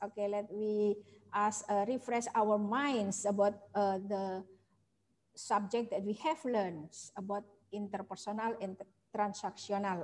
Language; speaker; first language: English; non-native, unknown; Javanese